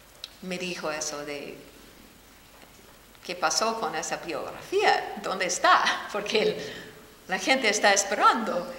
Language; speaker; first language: Spanish; non-native, fluent; English